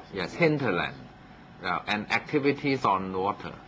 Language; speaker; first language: English; non-native, local second language; Cantonese